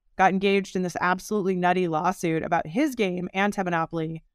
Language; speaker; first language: English; native; English